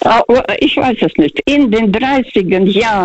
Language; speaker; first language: German; non-native, fluent; Russian